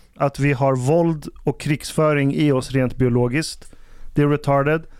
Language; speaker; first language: Swedish; native; Swedish